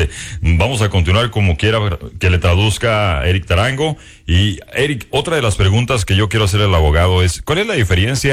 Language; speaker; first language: Spanish; native; Spanish